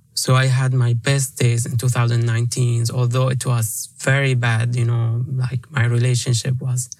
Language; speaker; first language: English; non-native, fluent; Arabic